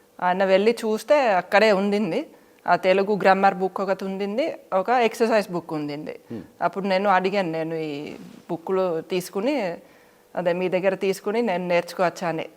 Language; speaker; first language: Telugu; non-native, fluent; Finnish